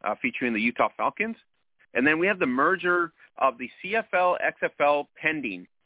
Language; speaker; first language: English; early bilingual, other home language; Spanish